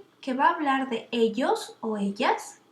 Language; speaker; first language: Spanish; native; Spanish